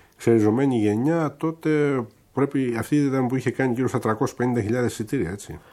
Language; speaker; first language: Greek; native; Greek